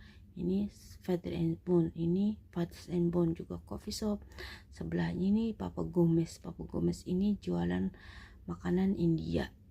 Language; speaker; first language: Indonesian; native; Indonesian